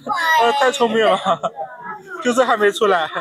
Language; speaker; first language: Chinese; native; Chinese